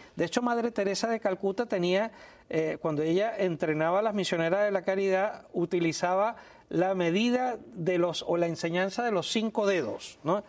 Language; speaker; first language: Spanish; native; Spanish